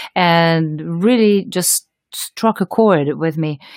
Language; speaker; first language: English; non-native, fluent; Hebrew